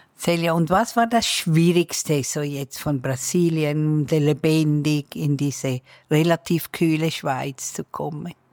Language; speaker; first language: German; native; German